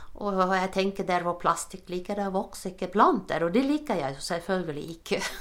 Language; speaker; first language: Norwegian; non-native, fluent; German